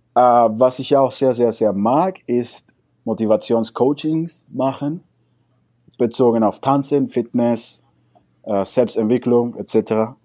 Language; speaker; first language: German; non-native, fluent; Spanish